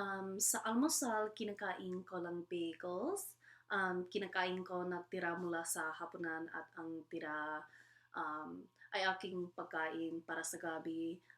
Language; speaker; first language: Filipino; non-native, learner; English